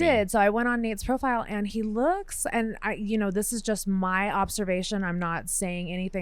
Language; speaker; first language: English; native; English